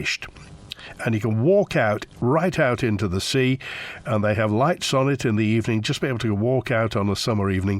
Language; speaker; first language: English; native; English